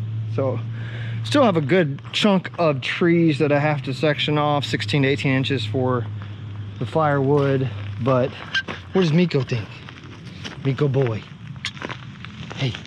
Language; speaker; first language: English; native; English